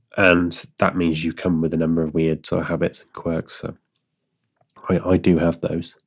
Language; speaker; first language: English; native; English